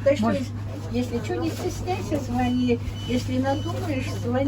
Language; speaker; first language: Russian; non-native, local second language; Uzbek